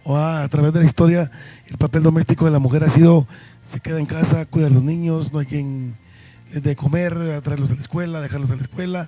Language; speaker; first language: Spanish; native; Spanish